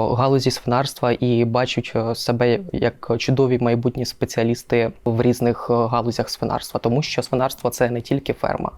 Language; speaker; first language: Ukrainian; non-native, local second language; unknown